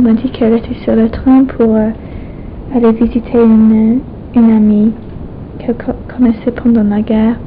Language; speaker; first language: French; non-native, fluent; English